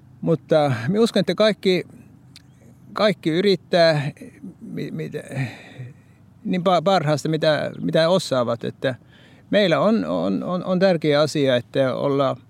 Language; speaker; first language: Finnish; early bilingual, heritage; Norwegian